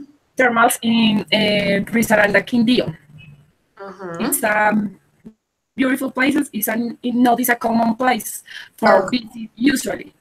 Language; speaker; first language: English; non-native, learner; Spanish